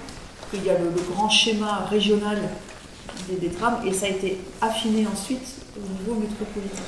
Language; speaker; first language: French; native; French